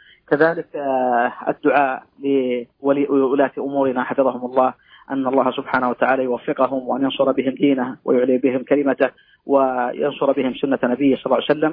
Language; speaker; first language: Arabic; native; Arabic